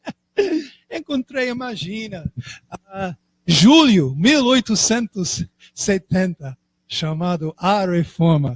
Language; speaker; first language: Portuguese; non-native, fluent; English